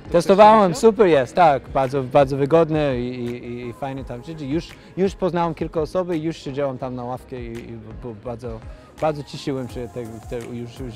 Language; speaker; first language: Polish; non-native, fluent; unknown